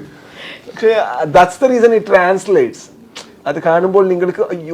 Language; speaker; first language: Malayalam; non-native, local second language; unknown